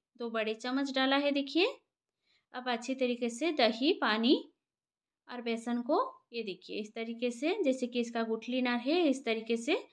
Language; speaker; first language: Hindi; non-native, local second language; Bangla